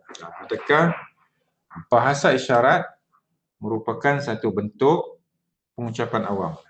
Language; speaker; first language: Malay; native; Malay